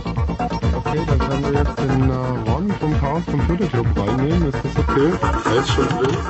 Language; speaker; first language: German; native; German